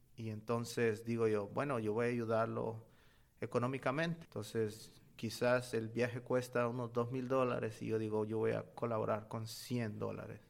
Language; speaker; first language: Spanish; native; Spanish